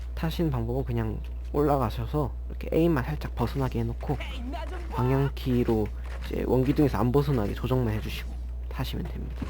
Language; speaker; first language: Korean; native; Korean